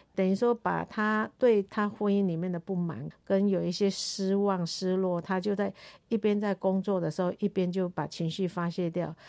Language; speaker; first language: Chinese; non-native, local second language; Hakka Chinese